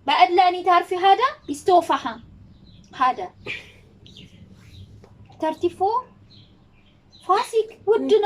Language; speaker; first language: Arabic; non-native, learner; Amharic